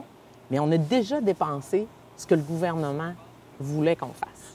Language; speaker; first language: French; native; French